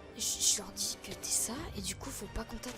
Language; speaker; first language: French; native; French